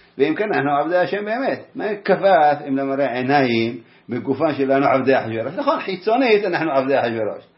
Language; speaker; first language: Hebrew; native; Hebrew